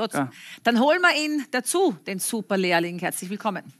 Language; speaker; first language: German; native; German